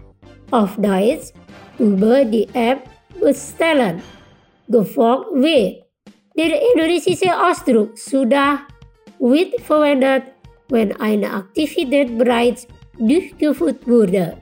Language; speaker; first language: German; non-native, fluent; Indonesian